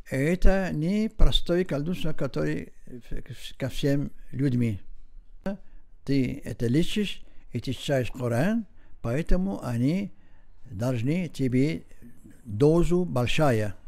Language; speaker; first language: Russian; non-native, learner; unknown